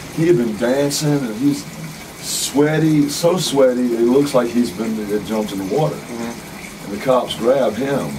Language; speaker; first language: English; native; English